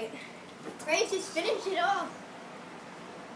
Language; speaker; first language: English; native; English